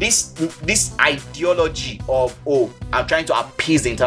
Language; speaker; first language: English; non-native, local second language; Yoruba